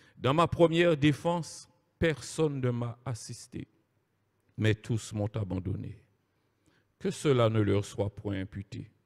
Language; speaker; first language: French; native; French